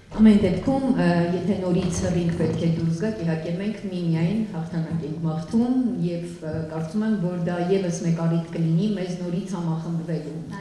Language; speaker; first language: Armenian; native; Armenian